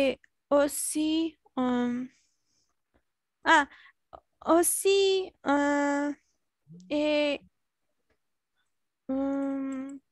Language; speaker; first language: French; non-native, learner; Spanish